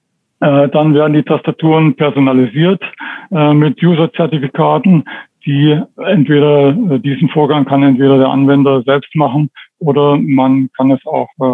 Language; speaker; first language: German; native; German